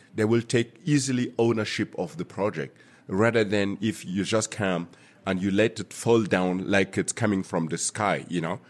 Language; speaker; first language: English; non-native, fluent; Mossi